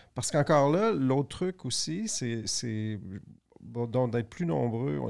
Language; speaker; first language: French; native; French